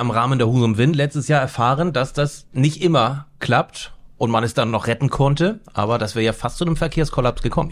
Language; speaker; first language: German; native; German